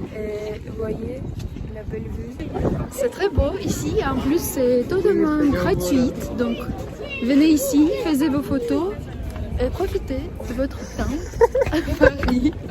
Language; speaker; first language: French; non-native, fluent; Russian